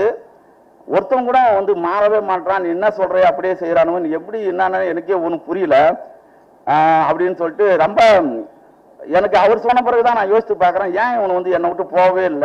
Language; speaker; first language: Tamil; native; Tamil